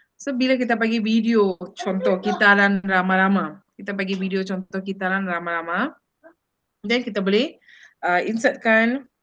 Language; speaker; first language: Malay; non-native, local second language; Tamil